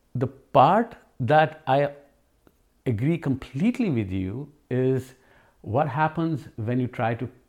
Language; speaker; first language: English; non-native, local second language; Hindi